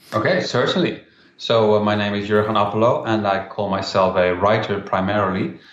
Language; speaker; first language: English; non-native, fluent; Dutch